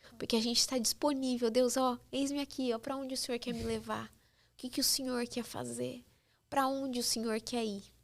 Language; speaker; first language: Portuguese; native; Portuguese